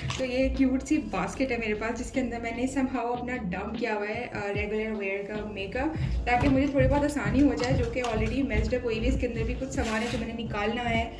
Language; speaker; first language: Urdu; native; Urdu